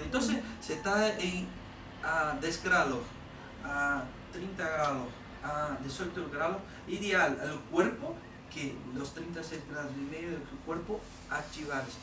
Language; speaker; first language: Spanish; non-native, learner; Portuguese